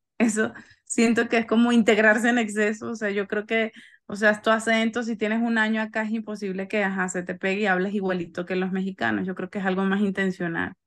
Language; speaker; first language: Spanish; native; Spanish